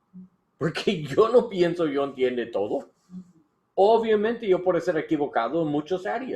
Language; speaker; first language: Spanish; non-native, learner; English